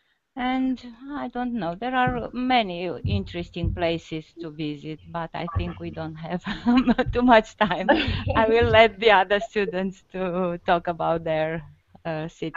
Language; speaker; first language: English; non-native, learner; Romanian